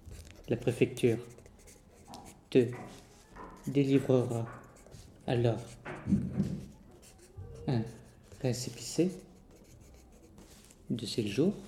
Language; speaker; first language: French; native; French